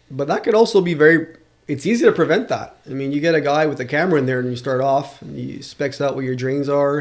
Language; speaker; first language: English; non-native, local second language; French